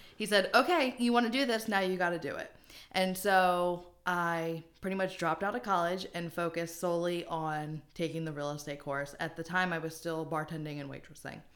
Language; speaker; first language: English; native; English